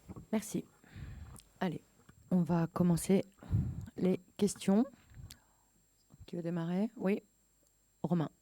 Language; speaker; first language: French; native; French